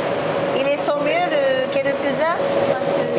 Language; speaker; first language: French; non-native, learner; Japanese